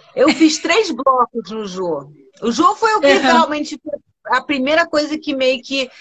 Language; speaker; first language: Portuguese; early bilingual, other home language; Spanish